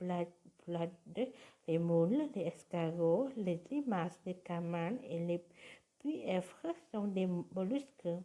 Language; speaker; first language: French; non-native, learner; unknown